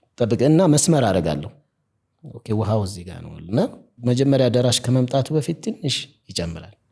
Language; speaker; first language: Amharic; native; Amharic